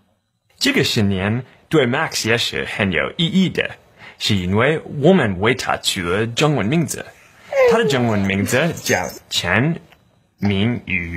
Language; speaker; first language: Chinese; non-native, learner; English